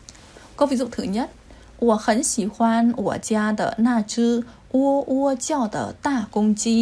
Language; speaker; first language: Chinese; non-native, fluent; Vietnamese